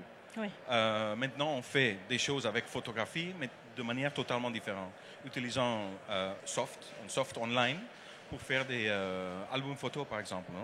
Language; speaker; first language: French; non-native, learner; Dutch